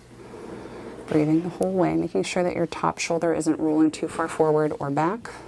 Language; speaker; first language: English; native; English